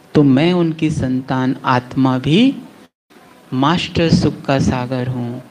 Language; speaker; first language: Hindi; native; Hindi